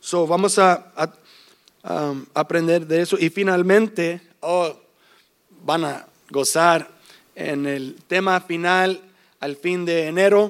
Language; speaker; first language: Spanish; early bilingual, heritage; English